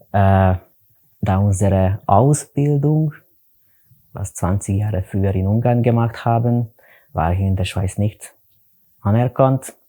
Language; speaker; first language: German; non-native, learner; Hungarian